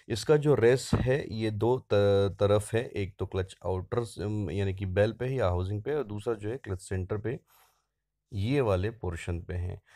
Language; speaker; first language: Hindi; non-native, local second language; Marathi